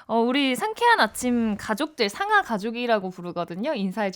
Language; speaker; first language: Korean; native; Korean